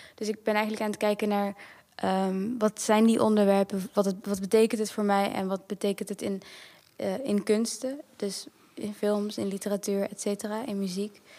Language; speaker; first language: Dutch; early bilingual, other home language; Kinyarwanda